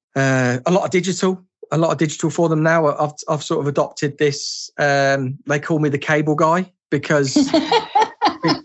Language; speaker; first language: English; native; English